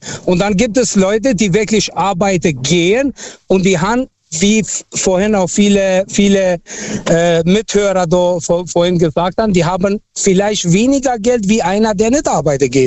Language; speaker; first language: German; non-native, fluent; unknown